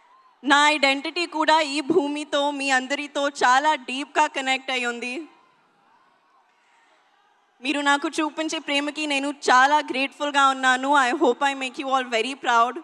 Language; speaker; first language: Telugu; non-native, learner; Hindi